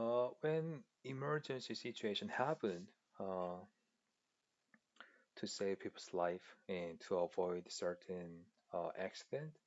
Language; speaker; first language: English; non-native, fluent; Korean